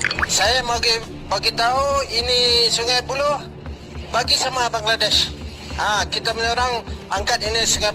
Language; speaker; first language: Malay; non-native, learner; Bangla